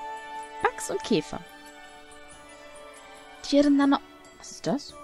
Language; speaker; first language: German; native; German